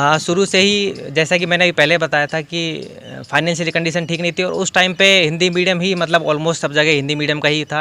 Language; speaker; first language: Hindi; native; Hindi